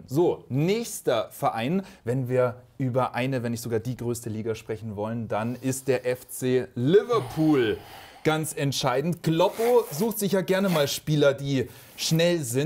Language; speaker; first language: German; native; German